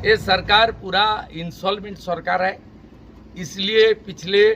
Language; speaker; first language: Hindi; non-native, local second language; Bangla